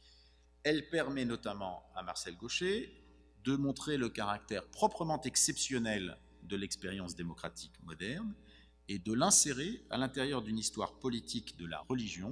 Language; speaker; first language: French; native; French